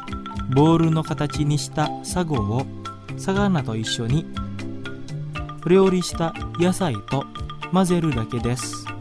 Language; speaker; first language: Japanese; non-native, fluent; Indonesian